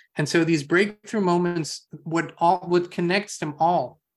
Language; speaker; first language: English; non-native, fluent; German